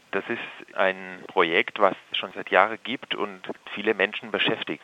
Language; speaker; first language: German; non-native, fluent; Spanish